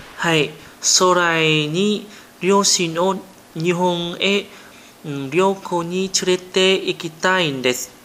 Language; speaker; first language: Japanese; non-native, learner; Vietnamese